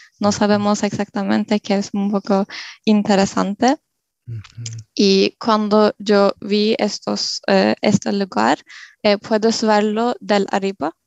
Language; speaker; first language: Spanish; non-native, learner; Turkish